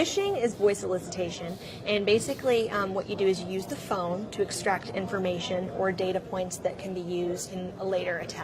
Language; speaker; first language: English; native; English